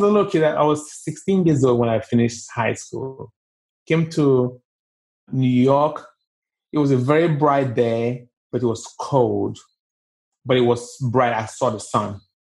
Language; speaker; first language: English; non-native, local second language; Igbo